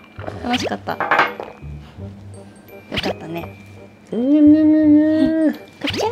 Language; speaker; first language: Japanese; native; Japanese